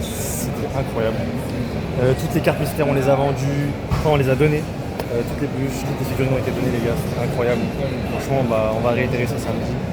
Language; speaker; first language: French; native; French